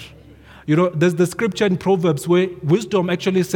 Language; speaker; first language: English; non-native, local second language; Venda